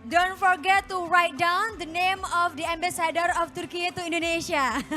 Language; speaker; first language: English; non-native, fluent; Indonesian